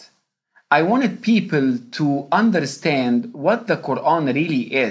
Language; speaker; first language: English; non-native, fluent; Arabic